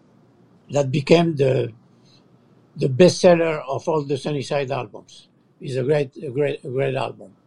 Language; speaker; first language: English; non-native, fluent; French